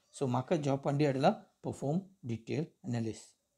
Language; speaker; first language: Malay; non-native, local second language; Tamil